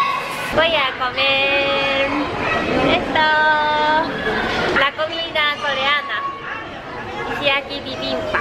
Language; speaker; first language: Spanish; non-native, fluent; Japanese